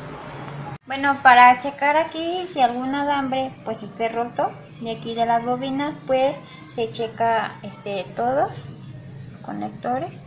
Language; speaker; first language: Spanish; native; Spanish